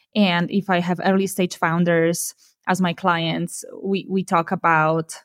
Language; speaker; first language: English; non-native, fluent; Polish